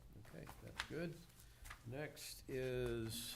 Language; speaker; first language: English; native; English